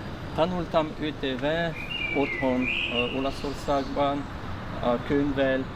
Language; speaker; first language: Hungarian; non-native, learner; Italian